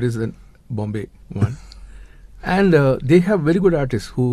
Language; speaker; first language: English; non-native, local second language; Tamil